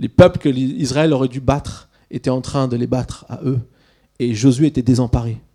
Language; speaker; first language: French; early bilingual, other home language; Swiss German